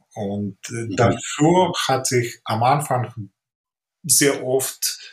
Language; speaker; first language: German; non-native, fluent; Ukrainian